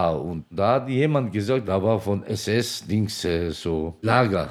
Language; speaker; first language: German; non-native, learner; Turkish